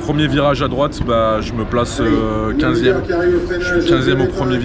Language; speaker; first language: French; native; French